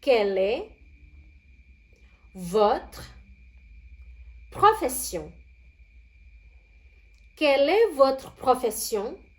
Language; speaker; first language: French; non-native, fluent; Indonesian